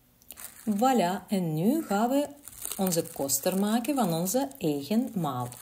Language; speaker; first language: Dutch; non-native, learner; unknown